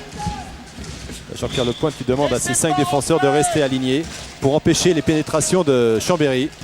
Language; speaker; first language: French; native; French